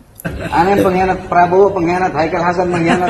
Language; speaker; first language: Indonesian; native; Indonesian